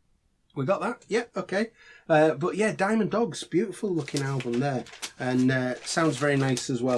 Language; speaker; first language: English; native; English